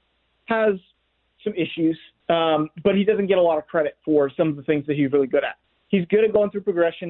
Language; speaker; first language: English; native; English